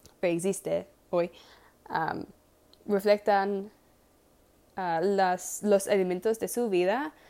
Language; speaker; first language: Spanish; non-native, learner; English